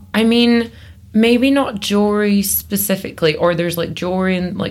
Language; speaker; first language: English; native; English